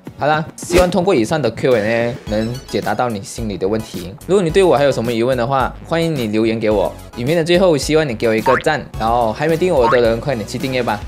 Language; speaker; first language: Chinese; native; Chinese